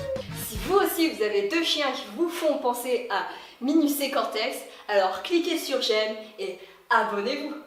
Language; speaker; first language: French; native; French